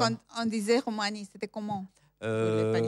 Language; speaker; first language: French; non-native, fluent; Romanian